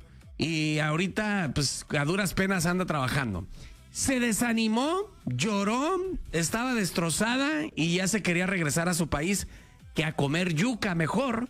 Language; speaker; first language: Spanish; native; Spanish